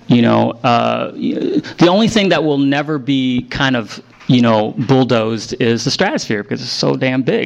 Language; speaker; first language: English; native; English